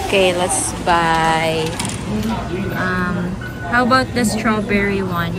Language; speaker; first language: English; non-native, local second language; Filipino